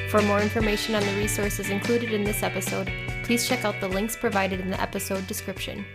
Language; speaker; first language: English; native; English